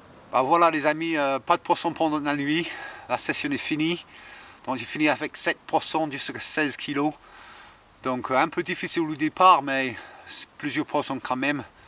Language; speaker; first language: French; non-native, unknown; English